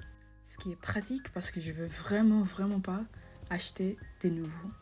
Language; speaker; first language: French; non-native, fluent; English